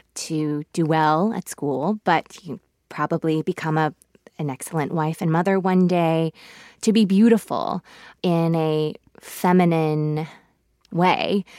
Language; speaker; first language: English; early bilingual, other home language; Korean